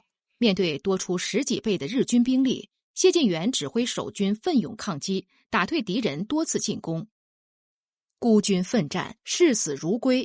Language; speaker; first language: Chinese; native; Chinese